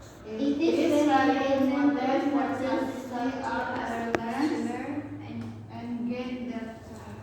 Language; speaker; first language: English; non-native, learner; Indonesian